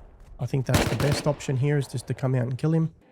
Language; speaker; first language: English; native; English